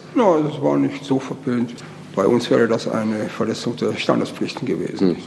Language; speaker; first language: German; native; German